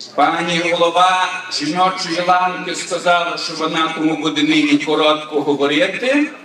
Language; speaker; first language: Ukrainian; early bilingual, heritage; Ukrainian